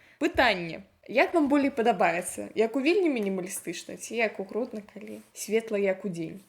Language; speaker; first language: Belarusian; non-native, local second language; Russian